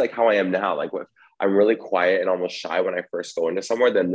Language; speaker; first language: English; native; English